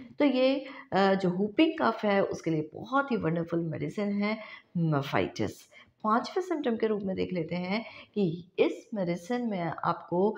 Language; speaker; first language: Hindi; non-native, local second language; Marathi